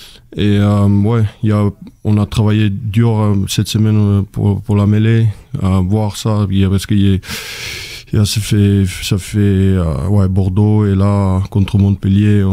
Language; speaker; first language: French; non-native, fluent; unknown